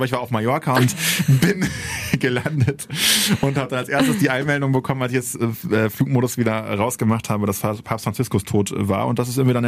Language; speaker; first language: German; native; German